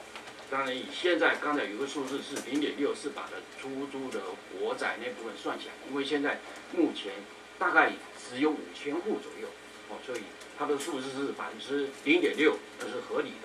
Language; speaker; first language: Chinese; native; Chinese